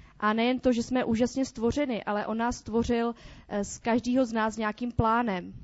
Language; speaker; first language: Czech; native; Czech